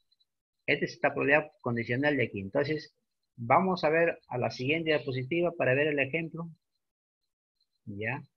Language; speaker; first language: Spanish; native; Spanish